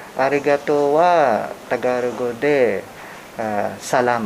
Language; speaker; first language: Japanese; non-native, learner; Hiligaynon